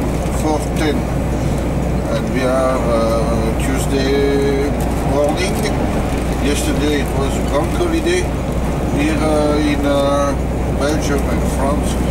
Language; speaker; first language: English; non-native, learner; French